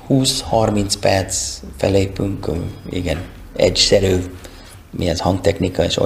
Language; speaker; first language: Hungarian; non-native, learner; English